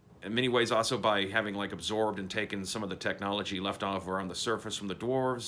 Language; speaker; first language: English; native; English